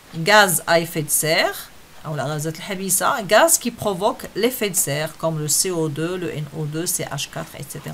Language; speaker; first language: French; non-native, local second language; Arabic